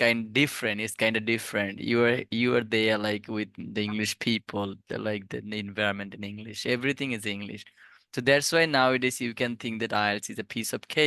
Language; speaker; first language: English; non-native, fluent; Bangla